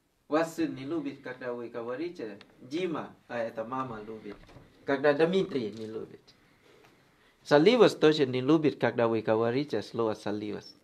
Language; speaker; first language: Russian; non-native, learner; Thai